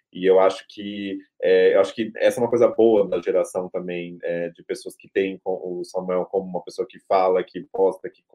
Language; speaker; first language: Portuguese; native; Portuguese